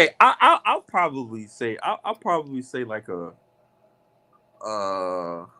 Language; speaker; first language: English; native; English